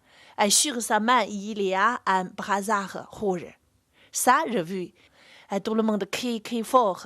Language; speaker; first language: French; non-native, fluent; Chinese